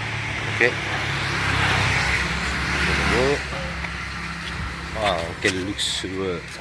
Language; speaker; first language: French; non-native, fluent; Indonesian